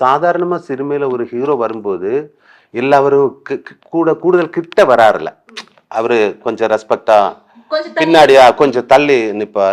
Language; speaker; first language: Tamil; non-native, learner; Malayalam